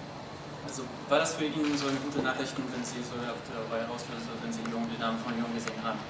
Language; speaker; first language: German; non-native, fluent; French